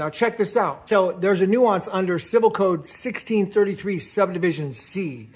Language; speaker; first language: English; native; English